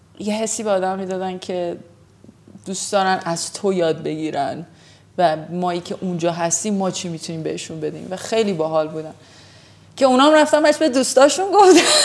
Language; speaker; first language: Persian; early bilingual, heritage; Persian